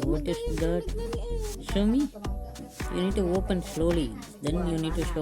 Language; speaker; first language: English; non-native, local second language; Tamil